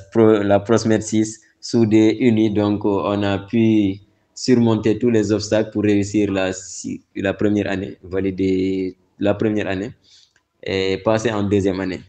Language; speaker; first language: French; non-native, local second language; Wolof